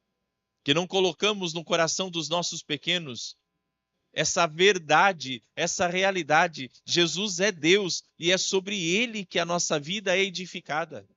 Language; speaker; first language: Portuguese; native; Portuguese